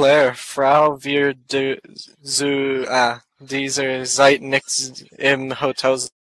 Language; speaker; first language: German; non-native, learner; English